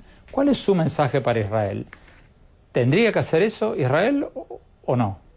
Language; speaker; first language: Spanish; native; Spanish